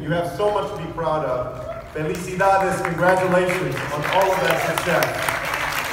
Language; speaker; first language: English; native; English